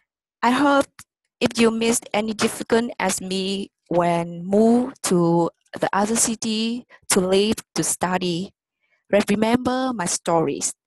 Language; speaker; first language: English; non-native, learner; Vietnamese